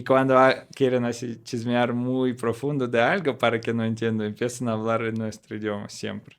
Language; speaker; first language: Spanish; non-native, learner; Russian